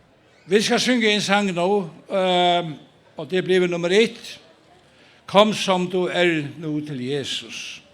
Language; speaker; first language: Norwegian; non-native, fluent; Faroese